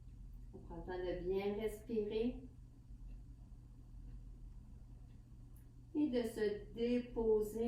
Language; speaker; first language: French; native; French